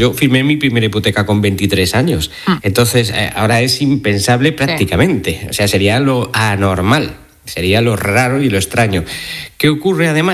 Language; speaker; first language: Spanish; native; Spanish